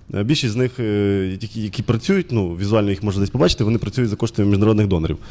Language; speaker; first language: Ukrainian; native; Ukrainian